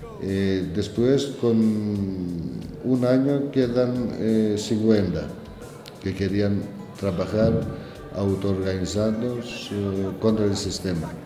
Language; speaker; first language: Spanish; non-native, learner; Greek